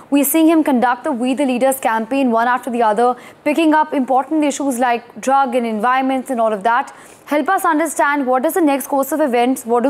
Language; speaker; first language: English; non-native, local second language; Punjabi